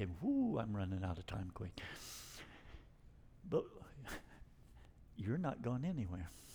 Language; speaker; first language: English; native; English